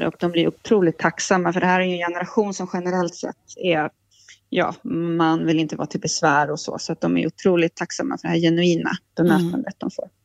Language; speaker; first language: Swedish; native; Swedish